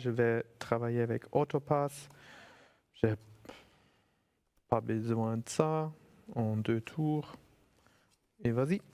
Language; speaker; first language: French; non-native, fluent; German